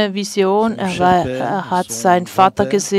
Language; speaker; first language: German; non-native, fluent; French